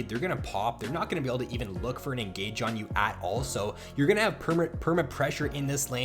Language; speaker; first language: English; native; English